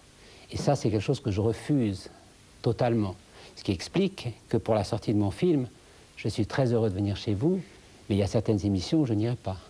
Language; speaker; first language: French; native; French